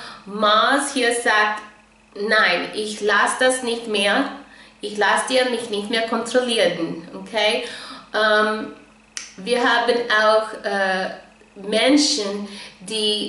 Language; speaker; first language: German; non-native, fluent; English